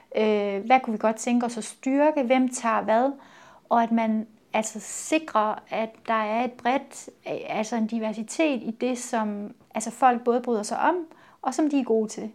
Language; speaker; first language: Danish; native; Danish